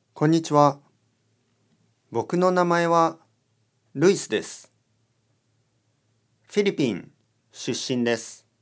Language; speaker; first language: Japanese; non-native, learner; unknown